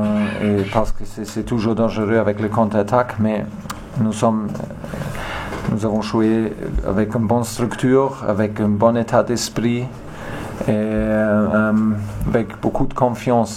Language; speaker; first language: French; non-native, learner; German